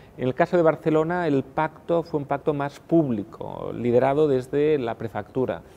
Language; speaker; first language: Spanish; non-native, local second language; Catalan